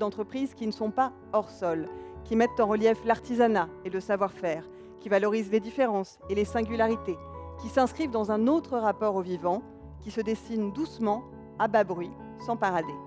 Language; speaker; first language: French; native; French